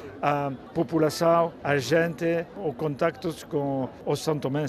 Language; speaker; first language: Portuguese; non-native, fluent; French